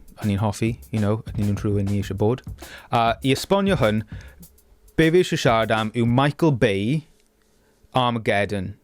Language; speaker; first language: Welsh; non-native, local second language; English